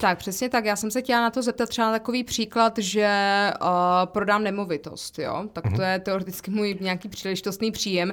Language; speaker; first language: Czech; native; Czech